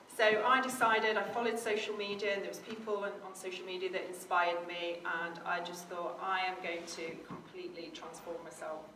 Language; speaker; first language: English; native; English